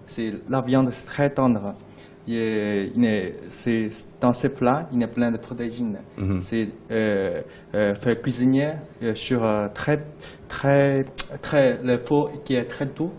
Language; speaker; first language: French; non-native, learner; Chinese